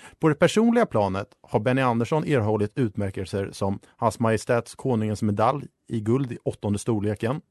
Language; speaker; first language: Swedish; native; Swedish